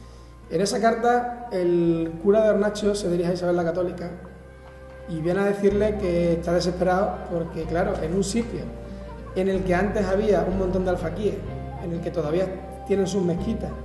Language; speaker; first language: Spanish; native; Spanish